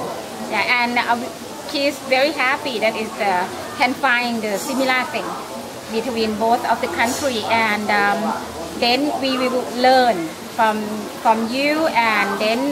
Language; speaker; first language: English; non-native, learner; Thai